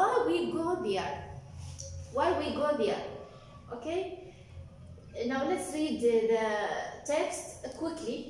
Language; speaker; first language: English; non-native, fluent; Arabic